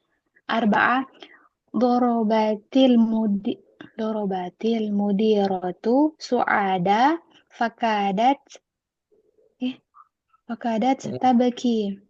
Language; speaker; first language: Arabic; non-native, learner; Indonesian